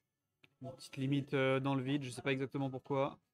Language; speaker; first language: French; native; French